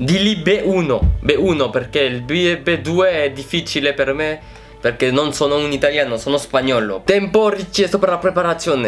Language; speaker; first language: Italian; non-native, learner; French